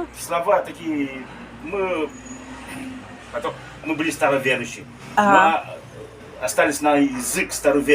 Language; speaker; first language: Russian; early bilingual, heritage; Russian